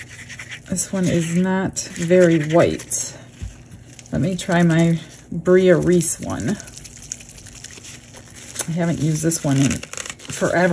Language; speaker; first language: English; native; English